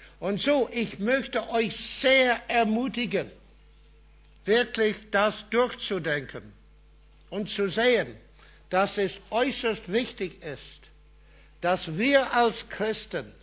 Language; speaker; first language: German; non-native, fluent; English